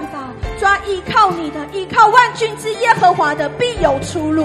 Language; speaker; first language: Chinese; native; Chinese